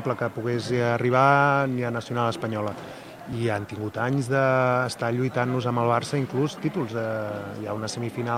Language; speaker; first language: Catalan; native; Catalan